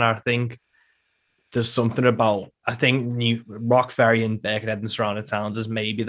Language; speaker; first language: English; native; English